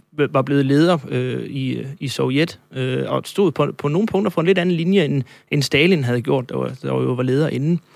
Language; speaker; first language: Danish; native; Danish